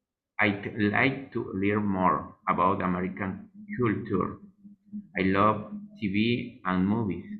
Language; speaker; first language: English; non-native, learner; Spanish